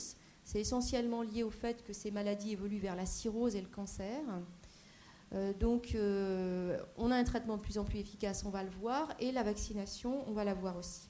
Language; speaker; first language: French; native; French